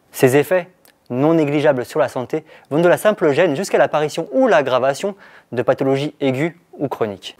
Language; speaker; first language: French; native; French